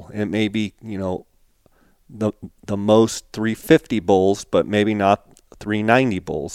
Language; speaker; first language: English; native; English